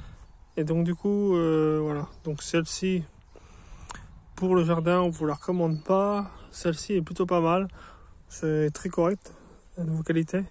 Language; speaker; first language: French; native; French